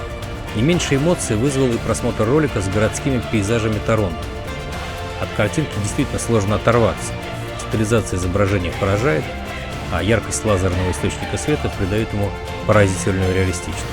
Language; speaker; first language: Russian; native; Russian